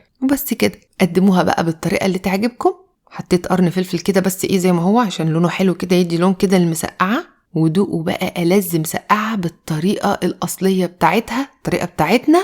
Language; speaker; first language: Arabic; native; Arabic